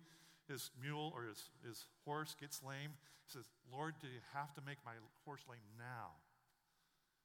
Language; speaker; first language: English; native; English